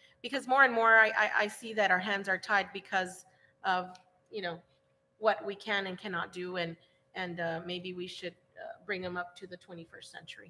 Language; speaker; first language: English; early bilingual, other home language; Spanish